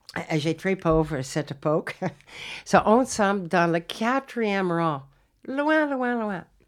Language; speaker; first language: French; non-native, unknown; English